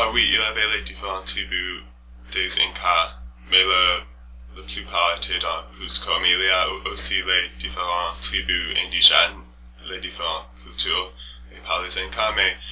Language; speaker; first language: French; non-native, learner; English